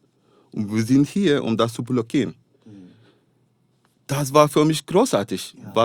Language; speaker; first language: German; non-native, fluent; Arabic